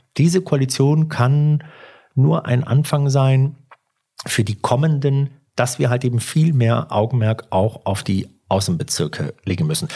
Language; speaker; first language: German; early bilingual, other home language; Italian